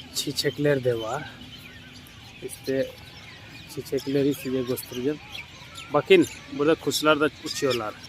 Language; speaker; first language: Turkish; non-native, fluent; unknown